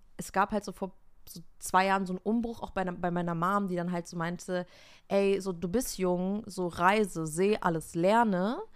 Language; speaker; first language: German; native; German